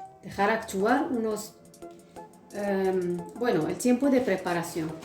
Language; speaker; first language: Spanish; non-native, fluent; Arabic